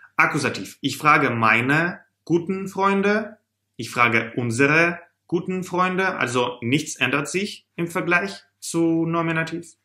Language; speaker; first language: German; non-native, fluent; Russian